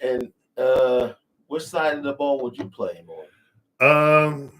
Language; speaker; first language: English; native; English